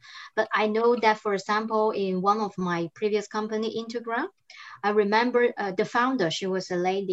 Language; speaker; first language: English; non-native, fluent; Cantonese